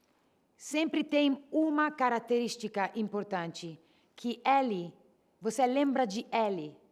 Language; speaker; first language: Portuguese; non-native, fluent; Italian